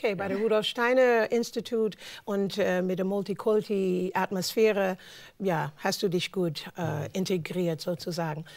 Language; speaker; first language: German; non-native, learner; English